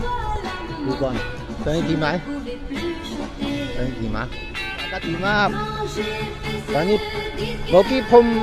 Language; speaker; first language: Thai; non-native, learner; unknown